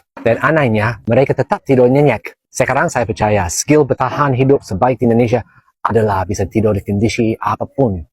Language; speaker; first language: Indonesian; non-native, fluent; English